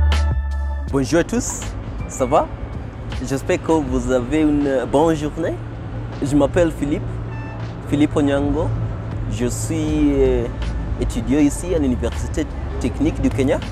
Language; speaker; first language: French; non-native, learner; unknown